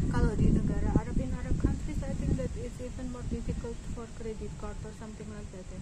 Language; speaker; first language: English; non-native, fluent; Indonesian